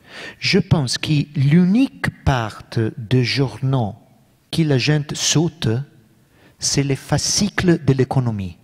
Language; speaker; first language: French; non-native, learner; Italian